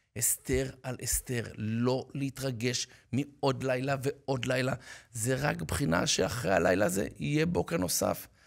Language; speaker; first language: Hebrew; native; Hebrew